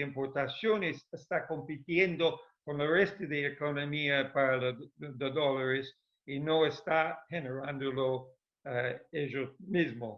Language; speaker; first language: Spanish; non-native, fluent; English